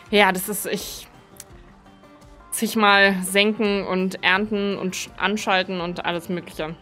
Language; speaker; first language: German; native; German